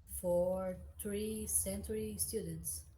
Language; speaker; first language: English; non-native, learner; Portuguese